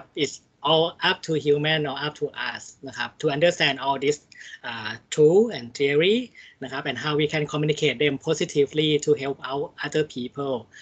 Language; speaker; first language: English; non-native, fluent; Thai